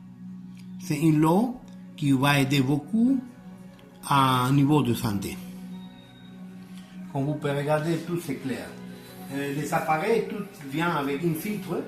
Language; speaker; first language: French; non-native, learner; Spanish